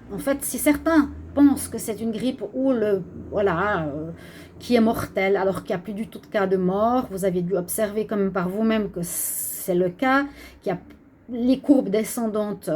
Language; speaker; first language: French; native; French